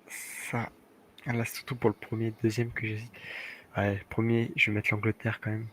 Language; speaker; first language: French; native; French